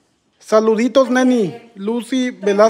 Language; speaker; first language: Spanish; native; Spanish